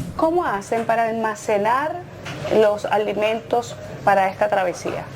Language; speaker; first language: Spanish; native; Spanish